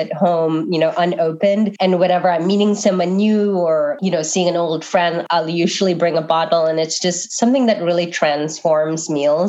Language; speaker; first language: English; non-native, local second language; Filipino